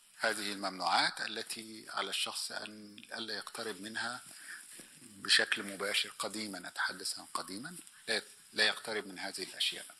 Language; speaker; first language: Arabic; native; Arabic